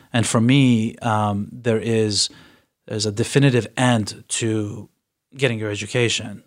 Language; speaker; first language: English; early bilingual, other home language; Persian